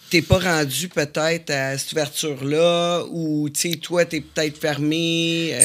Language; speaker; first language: French; native; French